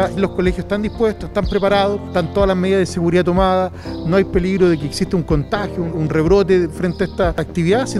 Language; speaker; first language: Spanish; native; Spanish